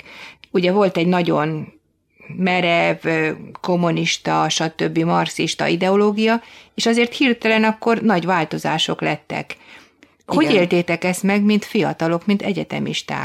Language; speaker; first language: Hungarian; native; Hungarian